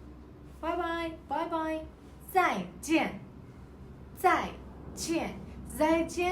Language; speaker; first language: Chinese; non-native, fluent; Persian